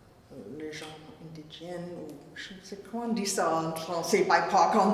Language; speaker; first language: French; non-native, fluent; English